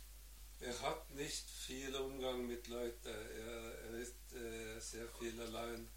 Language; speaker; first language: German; non-native, learner; Norwegian